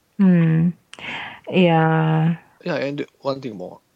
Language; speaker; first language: English; non-native, learner; Japanese